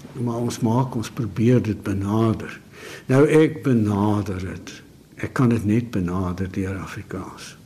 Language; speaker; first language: Afrikaans; native; Afrikaans